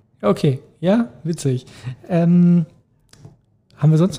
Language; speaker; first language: German; native; German